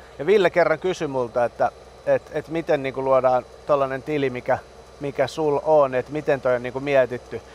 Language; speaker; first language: Finnish; early bilingual, other home language; Persian